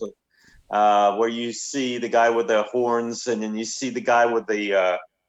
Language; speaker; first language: English; native; English